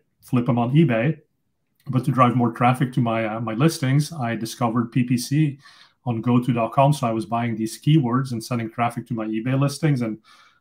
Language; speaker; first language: English; non-native, fluent; Dutch